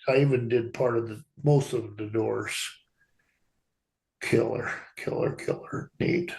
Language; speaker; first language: English; native; English